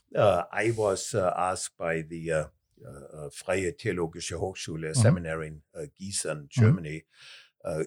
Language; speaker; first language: English; non-native, fluent; German